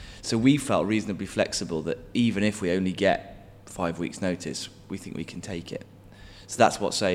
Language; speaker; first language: English; native; English